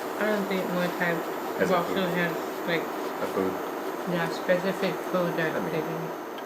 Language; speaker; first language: English; non-native, fluent; Thai